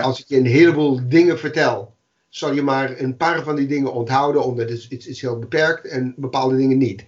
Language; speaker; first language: Dutch; non-native, fluent; English